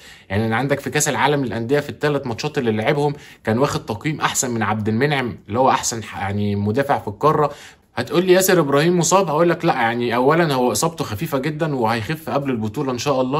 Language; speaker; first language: Arabic; native; Arabic